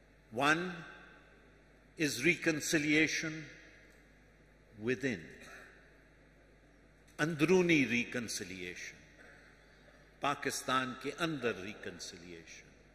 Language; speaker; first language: English; non-native, local second language; Urdu